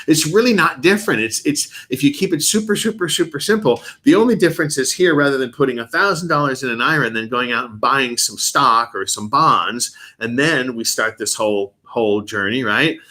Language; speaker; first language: English; native; English